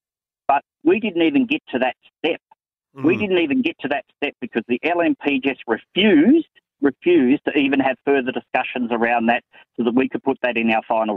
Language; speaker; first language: English; native; English